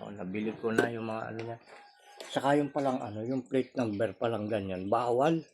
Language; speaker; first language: Filipino; non-native, local second language; Iloko